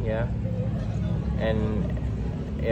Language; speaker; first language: English; non-native, fluent; Indonesian